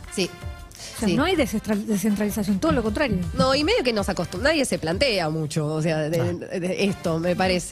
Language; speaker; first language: Spanish; native; Spanish